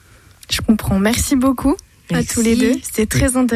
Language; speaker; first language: French; native; French